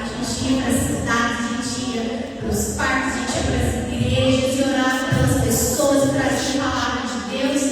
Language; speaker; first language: Portuguese; native; Portuguese